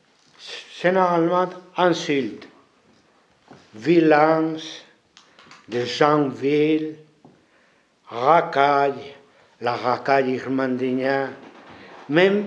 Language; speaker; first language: French; non-native, fluent; Spanish